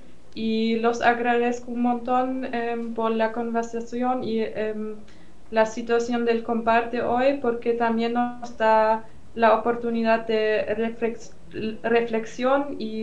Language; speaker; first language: Spanish; non-native, fluent; German